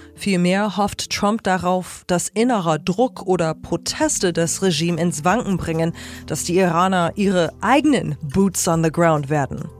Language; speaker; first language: German; native; German